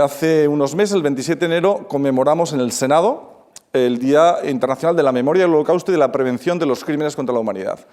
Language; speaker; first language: Spanish; native; Spanish